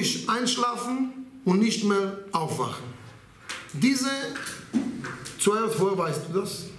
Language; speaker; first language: German; non-native, learner; Hebrew